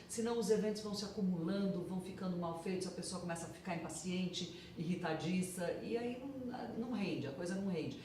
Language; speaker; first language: Portuguese; native; Portuguese